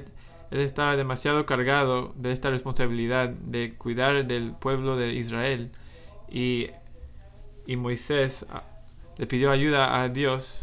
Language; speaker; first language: Spanish; non-native, fluent; English